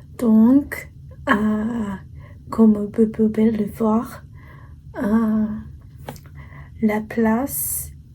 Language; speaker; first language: French; non-native, learner; Japanese